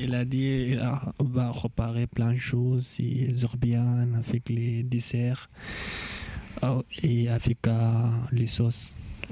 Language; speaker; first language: French; non-native, fluent; Arabic